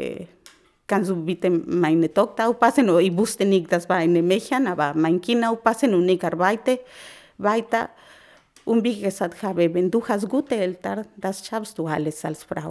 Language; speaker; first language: German; non-native, learner; Spanish